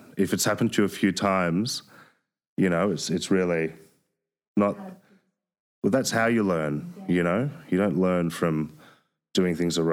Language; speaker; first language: English; native; English